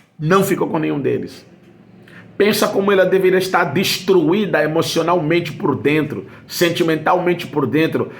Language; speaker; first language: Portuguese; native; Portuguese